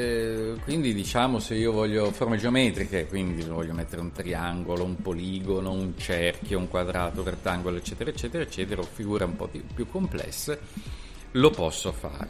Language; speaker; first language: Italian; native; Italian